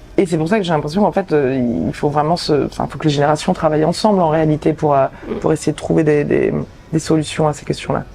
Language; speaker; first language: French; native; French